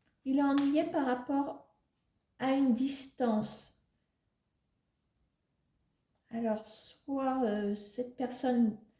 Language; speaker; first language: French; native; French